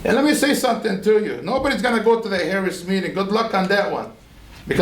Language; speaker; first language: English; non-native, fluent; Arabic